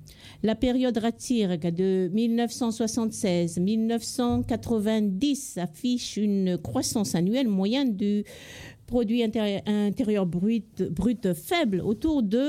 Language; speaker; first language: French; non-native, local second language; Malagasy